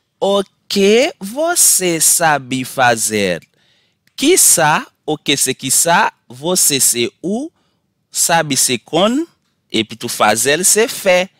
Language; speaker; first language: Portuguese; non-native, learner; Haitian Creole